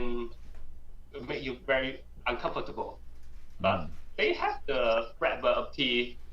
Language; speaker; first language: English; non-native, learner; Chinese